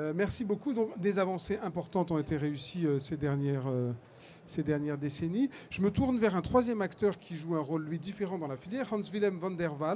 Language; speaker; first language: French; native; French